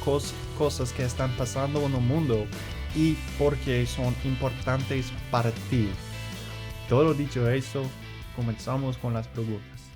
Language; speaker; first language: Spanish; non-native, fluent; English